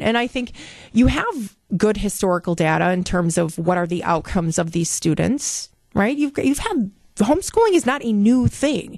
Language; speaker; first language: English; native; English